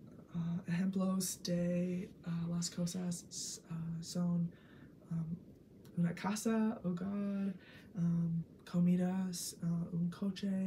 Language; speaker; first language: Spanish; non-native, learner; English